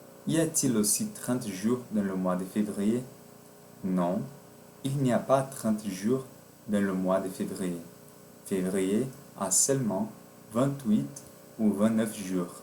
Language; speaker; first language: French; non-native, fluent; Portuguese